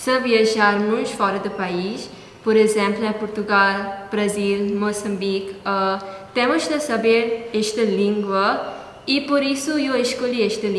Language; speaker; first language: Portuguese; non-native, learner; Konkani